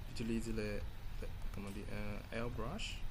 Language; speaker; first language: French; non-native, learner; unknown